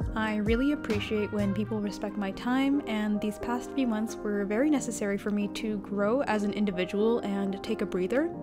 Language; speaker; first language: English; native; English